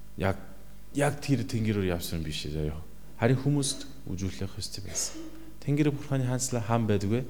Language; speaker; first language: Mongolian; non-native, fluent; Korean